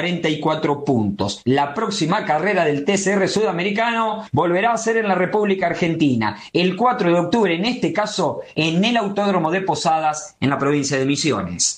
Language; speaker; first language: Spanish; native; Spanish